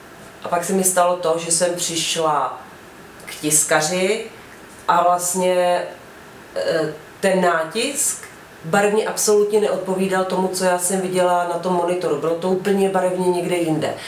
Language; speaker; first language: Czech; native; Czech